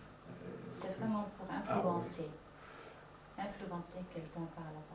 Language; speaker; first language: French; non-native, fluent; Dutch